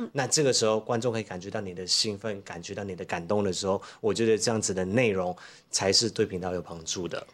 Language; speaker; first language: Chinese; native; Chinese